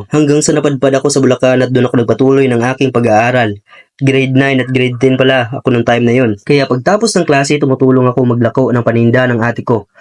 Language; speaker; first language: Filipino; non-native, local second language; Cebuano